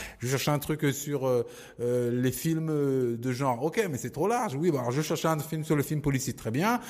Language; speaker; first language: French; early bilingual, other home language; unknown